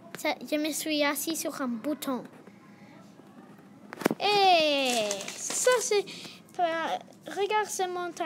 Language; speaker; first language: French; non-native, learner; English